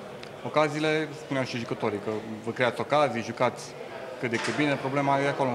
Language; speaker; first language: Romanian; native; Romanian